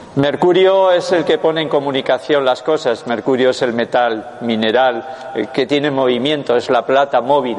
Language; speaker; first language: Spanish; non-native, local second language; Basque